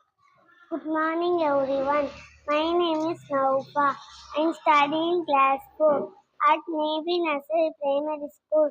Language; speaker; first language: English; non-native, learner; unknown